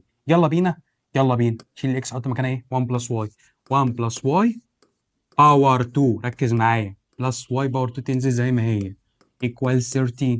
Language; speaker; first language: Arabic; native; Arabic